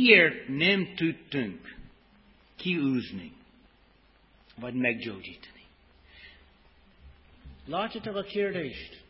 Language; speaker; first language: Hungarian; non-native, fluent; English